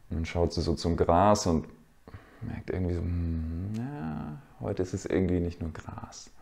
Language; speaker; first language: German; native; German